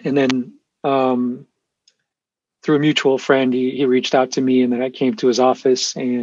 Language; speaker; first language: English; native; English